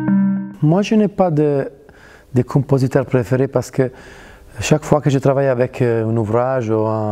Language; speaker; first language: French; non-native, fluent; Italian